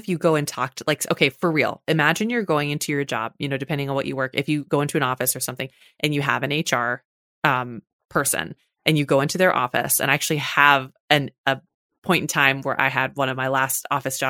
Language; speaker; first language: English; native; English